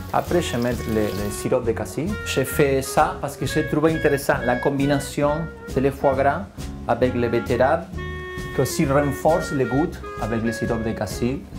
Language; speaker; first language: French; non-native, fluent; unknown